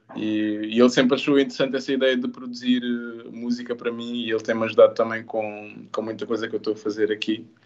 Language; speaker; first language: Portuguese; native; Portuguese